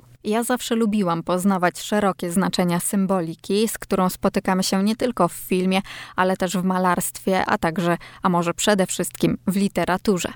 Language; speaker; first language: Polish; native; Polish